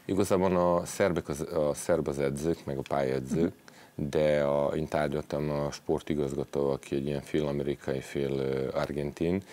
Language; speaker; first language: Hungarian; non-native, fluent; Serbian